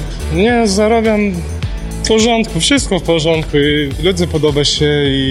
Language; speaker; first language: Polish; non-native, learner; Ukrainian